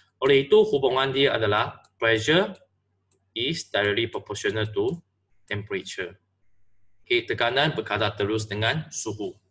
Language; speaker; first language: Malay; non-native, local second language; Chinese